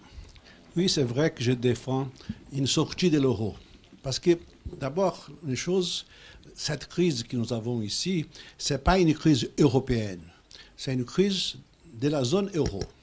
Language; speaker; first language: French; non-native, fluent; Portuguese